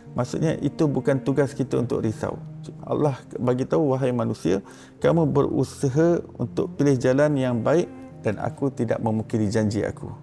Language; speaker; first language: Malay; native; Malay